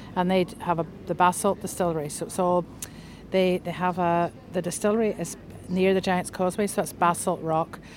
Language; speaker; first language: English; native; English